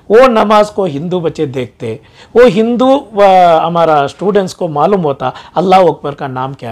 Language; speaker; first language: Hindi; non-native, local second language; Urdu